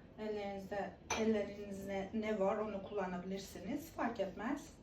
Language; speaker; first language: Turkish; non-native, learner; Persian